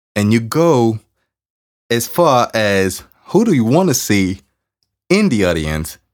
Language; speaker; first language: English; non-native, fluent; French